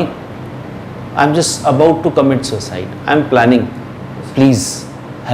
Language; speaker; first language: English; non-native, local second language; Hindi